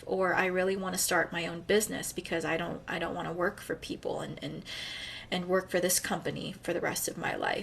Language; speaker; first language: English; native; English